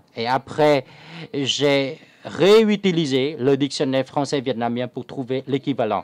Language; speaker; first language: French; non-native, fluent; Vietnamese